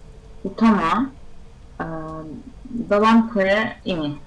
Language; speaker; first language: Indonesian; non-native, learner; Turkish